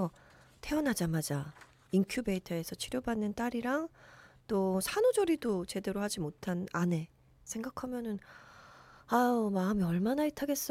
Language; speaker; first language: Korean; native; Korean